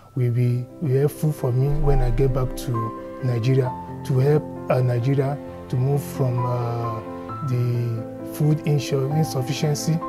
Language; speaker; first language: English; non-native, local second language; Yoruba